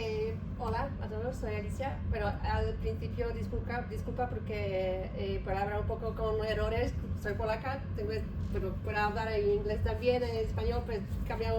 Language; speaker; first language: Spanish; non-native, learner; Polish